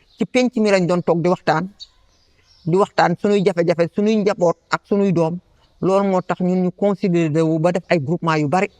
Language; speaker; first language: Wolof; non-native, local second language; Fula